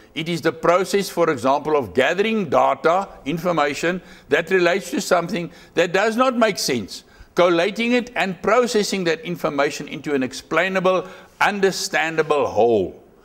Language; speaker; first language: English; non-native, local second language; Afrikaans